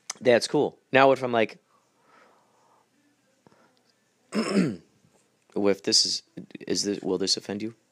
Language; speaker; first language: English; native; English